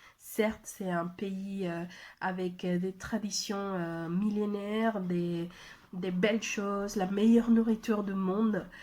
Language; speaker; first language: French; non-native, fluent; Spanish